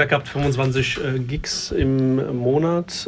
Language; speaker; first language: German; native; German